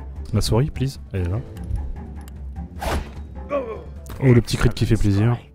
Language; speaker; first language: French; native; French